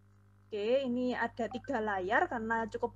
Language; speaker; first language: Indonesian; native; Indonesian